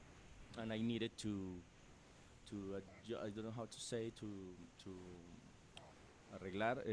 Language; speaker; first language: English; non-native, learner; Spanish